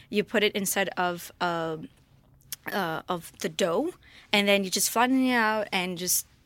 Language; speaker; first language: English; non-native, fluent; Morisyen